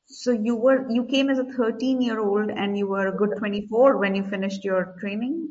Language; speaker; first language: English; non-native, local second language; Hindi